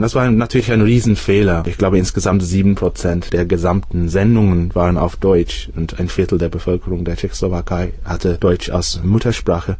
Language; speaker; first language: German; non-native, fluent; English